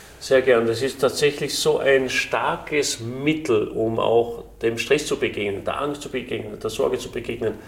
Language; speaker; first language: German; native; German